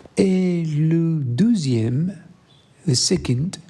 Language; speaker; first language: French; non-native, learner; Arabic